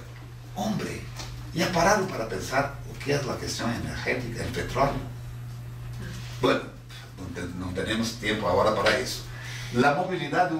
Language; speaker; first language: Spanish; non-native, fluent; Portuguese